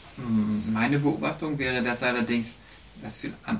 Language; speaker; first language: German; native; German